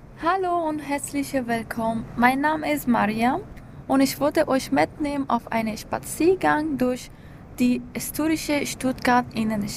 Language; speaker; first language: German; non-native, fluent; Persian